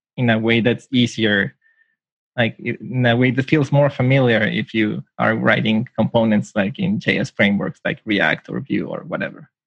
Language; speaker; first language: English; non-native, fluent; Spanish